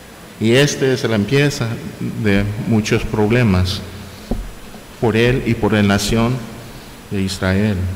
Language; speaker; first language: Spanish; non-native, fluent; English